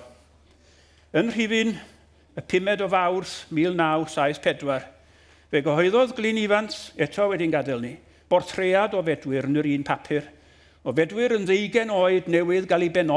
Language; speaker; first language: Welsh; native; Welsh